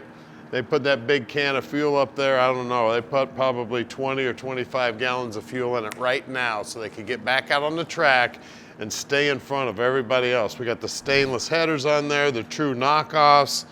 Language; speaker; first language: English; native; English